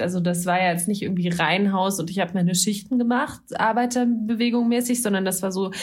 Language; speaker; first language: German; native; German